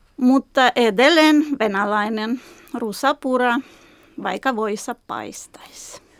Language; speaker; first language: Finnish; non-native, fluent; Russian